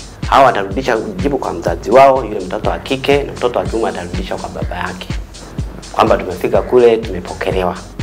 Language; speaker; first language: Swahili; non-native, local second language; Sukuma